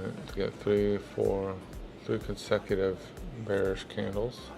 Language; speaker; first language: English; native; English